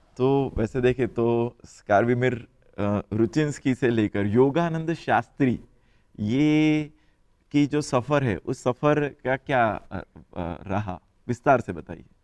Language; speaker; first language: Hindi; non-native, local second language; Gujarati